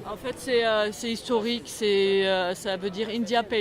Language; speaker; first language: French; native; French